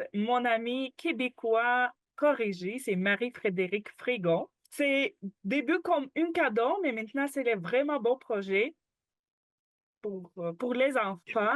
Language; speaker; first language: French; non-native, learner; Ukrainian